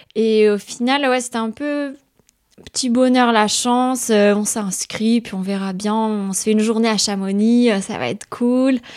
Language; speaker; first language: French; native; French